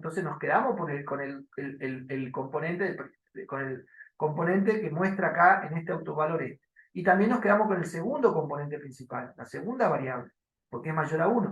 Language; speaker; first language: Spanish; native; Spanish